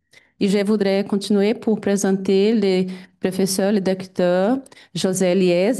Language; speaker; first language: French; non-native, fluent; Portuguese